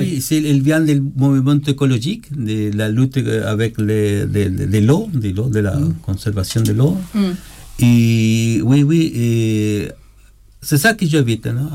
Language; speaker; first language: French; non-native, learner; Spanish